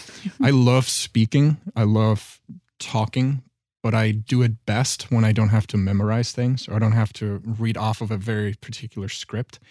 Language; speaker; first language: English; non-native, fluent; German